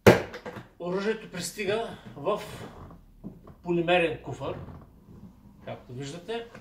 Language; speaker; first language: Bulgarian; native; Bulgarian